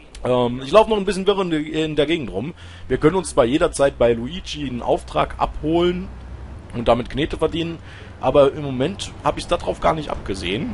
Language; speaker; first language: German; native; German